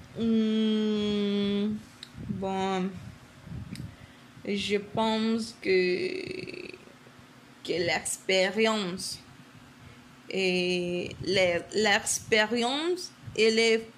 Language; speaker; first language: French; non-native, learner; Spanish